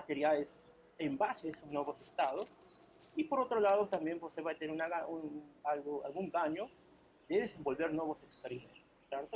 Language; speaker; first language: Portuguese; non-native, fluent; Spanish